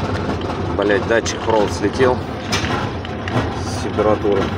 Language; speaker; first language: Russian; native; Russian